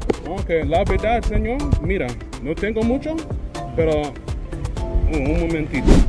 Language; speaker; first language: Spanish; non-native, learner; English